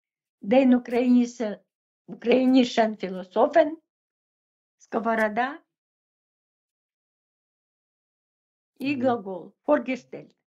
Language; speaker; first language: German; non-native, fluent; Russian